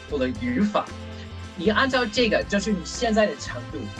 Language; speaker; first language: Chinese; non-native, fluent; English